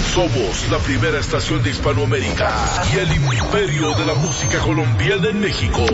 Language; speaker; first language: Spanish; native; Spanish